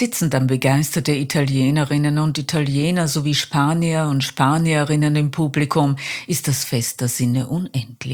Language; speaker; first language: German; native; German